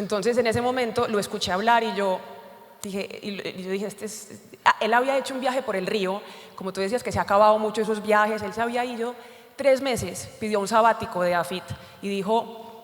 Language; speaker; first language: Spanish; native; Spanish